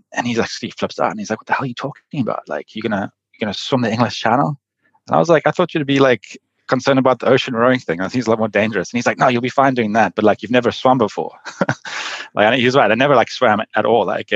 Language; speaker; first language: English; native; English